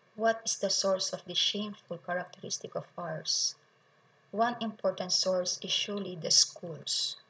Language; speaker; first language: English; non-native, local second language; Filipino